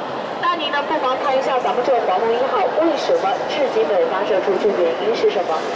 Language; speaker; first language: Chinese; native; Chinese